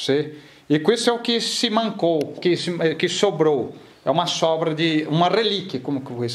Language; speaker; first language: Italian; non-native, learner; Portuguese